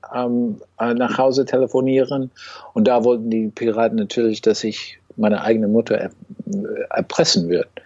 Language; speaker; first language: German; non-native, fluent; English